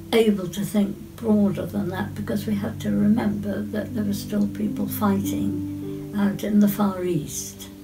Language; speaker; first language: English; native; English